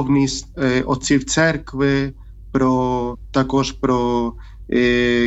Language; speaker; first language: Ukrainian; non-native, fluent; Spanish